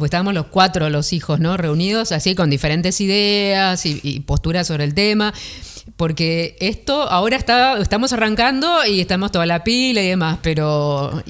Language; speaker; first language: Spanish; native; Spanish